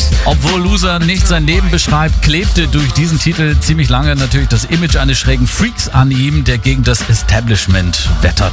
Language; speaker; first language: German; native; German